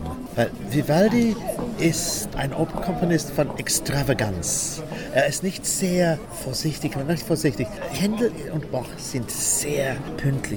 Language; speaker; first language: German; non-native, learner; English